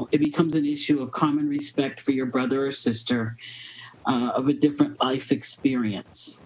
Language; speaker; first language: English; native; English